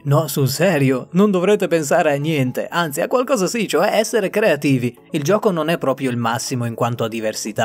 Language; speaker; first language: Italian; native; Italian